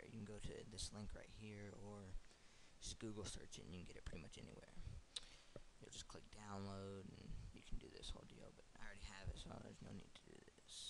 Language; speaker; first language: English; native; English